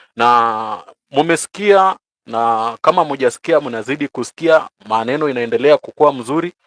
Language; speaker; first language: Swahili; non-native, local second language; Luyia